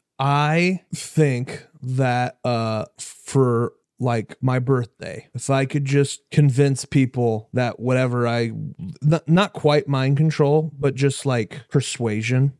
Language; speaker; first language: English; native; English